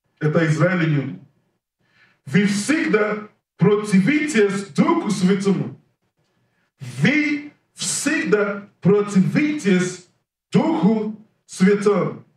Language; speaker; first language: Russian; non-native, learner; English